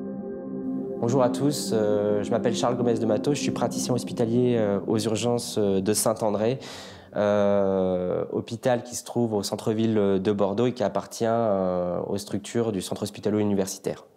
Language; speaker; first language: French; native; French